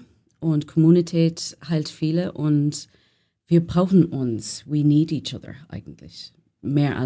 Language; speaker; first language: German; non-native, learner; English